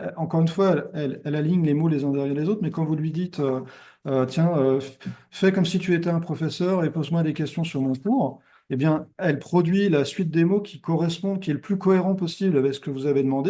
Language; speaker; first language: French; native; French